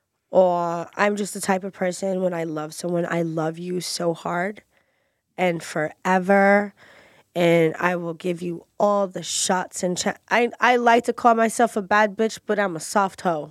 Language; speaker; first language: English; early bilingual, other home language; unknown